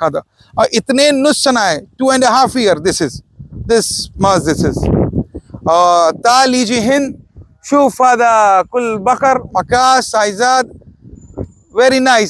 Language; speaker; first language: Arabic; non-native, learner; Urdu